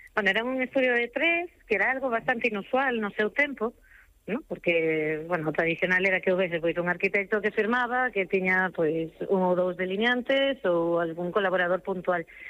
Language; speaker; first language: Galician; non-native, local second language; Spanish